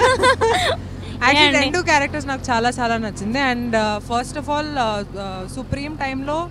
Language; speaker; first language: Telugu; non-native, fluent; Hindi